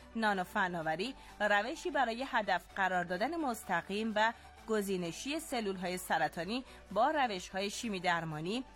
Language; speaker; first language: Persian; native; Persian